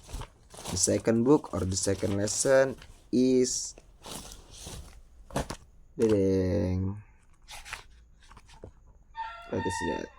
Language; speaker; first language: English; non-native, learner; Indonesian